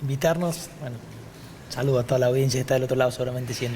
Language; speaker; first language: Spanish; native; Spanish